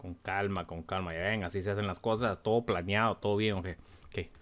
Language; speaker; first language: Spanish; early bilingual, heritage; Spanish